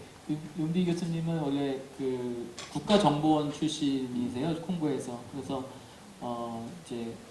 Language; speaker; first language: Korean; native; Korean